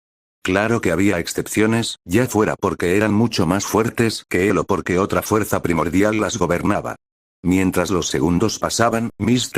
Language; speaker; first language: Spanish; native; Spanish